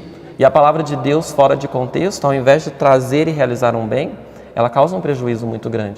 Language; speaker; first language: Portuguese; native; Portuguese